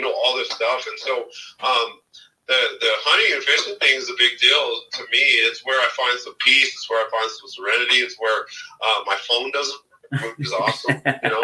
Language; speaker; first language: English; native; English